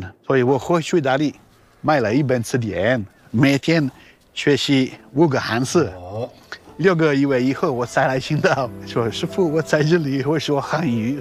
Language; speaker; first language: Chinese; non-native, learner; Italian